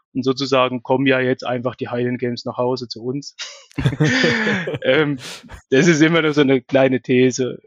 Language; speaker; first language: German; native; German